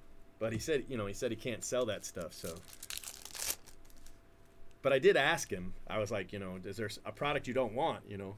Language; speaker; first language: English; native; English